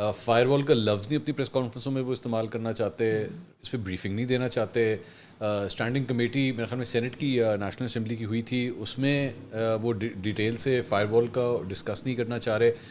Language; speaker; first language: Urdu; native; Urdu